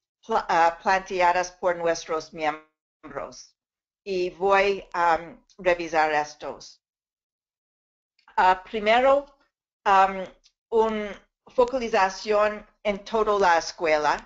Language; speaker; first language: Spanish; non-native, fluent; English